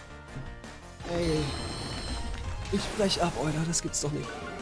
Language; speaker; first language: German; native; German